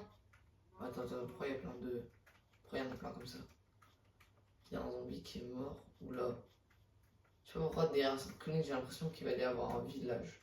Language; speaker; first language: French; native; French